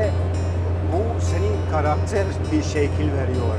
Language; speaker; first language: Turkish; non-native, fluent; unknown